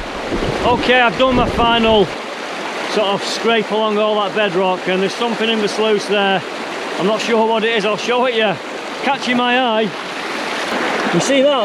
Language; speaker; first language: English; native; English